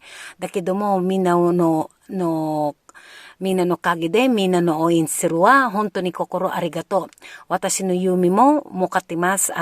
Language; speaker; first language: Japanese; non-native, learner; Filipino